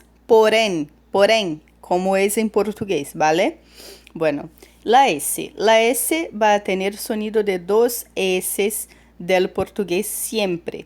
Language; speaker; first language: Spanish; non-native, fluent; Portuguese